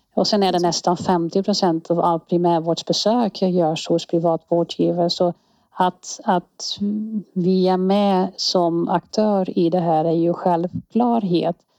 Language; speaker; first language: Swedish; non-native, fluent; Dutch